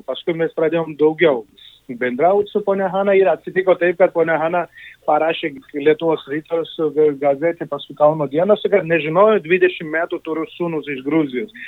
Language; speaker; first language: Lithuanian; non-native, fluent; Georgian